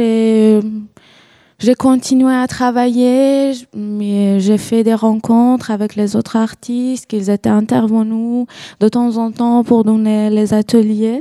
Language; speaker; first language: French; non-native, learner; Persian